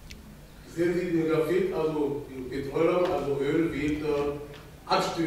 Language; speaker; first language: German; non-native, fluent; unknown